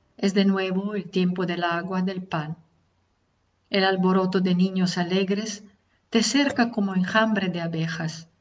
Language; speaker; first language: Spanish; non-native, fluent; Italian